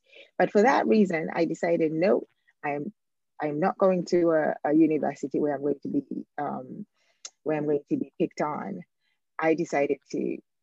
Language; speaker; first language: English; non-native, local second language; Ganda